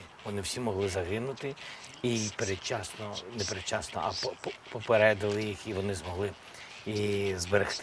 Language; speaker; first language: Ukrainian; non-native, local second language; Russian